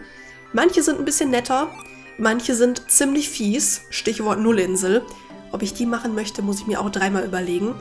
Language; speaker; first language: German; native; German